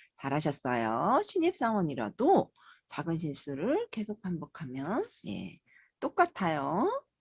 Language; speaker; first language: Korean; native; Korean